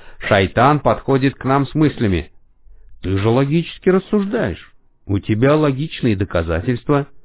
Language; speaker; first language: Russian; non-native, fluent; Arabic